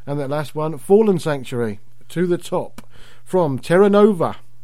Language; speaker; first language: English; native; English